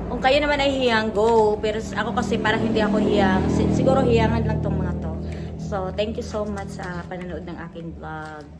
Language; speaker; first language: Filipino; non-native, local second language; Cebuano